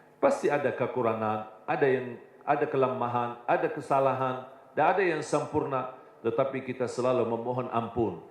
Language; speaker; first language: Indonesian; non-native, fluent; Arabic